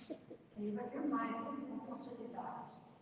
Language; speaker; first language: Portuguese; native; Portuguese